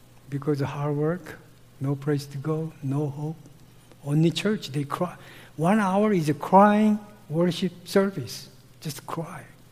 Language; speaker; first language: English; non-native, fluent; Korean